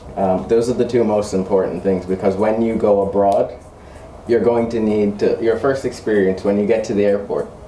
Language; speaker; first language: English; native; English